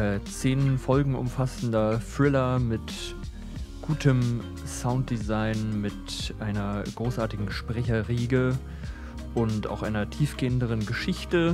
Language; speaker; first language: German; native; German